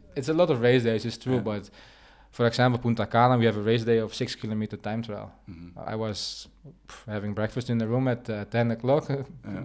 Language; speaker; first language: English; non-native, fluent; Dutch